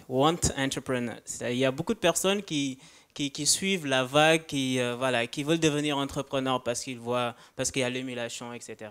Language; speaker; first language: French; non-native, local second language; Wolof